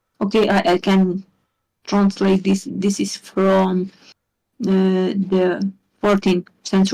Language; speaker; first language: English; non-native, learner; Hungarian